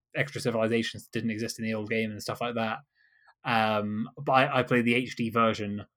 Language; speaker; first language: English; native; English